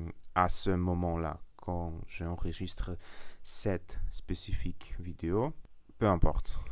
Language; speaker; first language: French; non-native, learner; Russian